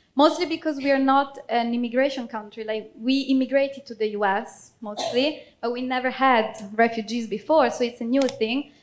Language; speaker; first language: English; non-native, fluent; Italian